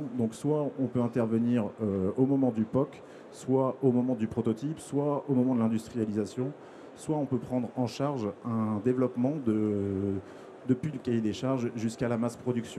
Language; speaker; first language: French; native; French